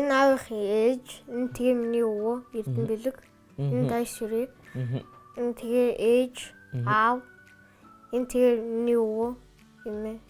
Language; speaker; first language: Mongolian; early bilingual, heritage; Mongolian